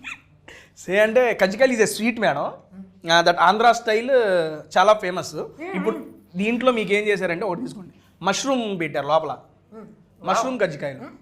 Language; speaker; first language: Telugu; native; Telugu